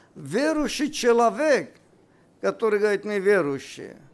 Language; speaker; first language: Russian; non-native, local second language; Armenian